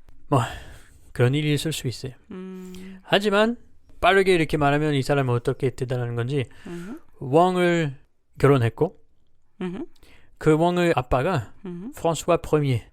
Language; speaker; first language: Korean; non-native, learner; French